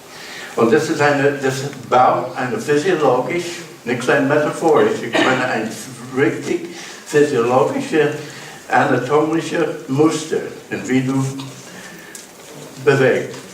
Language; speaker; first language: German; non-native, learner; English